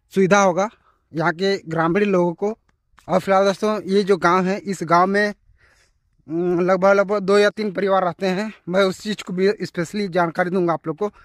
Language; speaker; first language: Hindi; native; Hindi